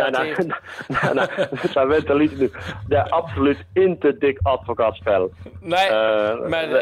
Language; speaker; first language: Swedish; non-native, fluent; Dutch